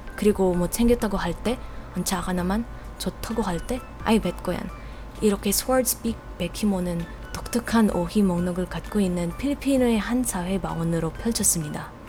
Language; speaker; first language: Korean; non-native, fluent; Filipino